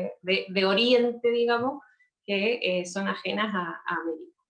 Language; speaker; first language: Spanish; native; Spanish